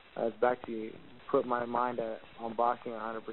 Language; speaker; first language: English; early bilingual, other home language; Spanish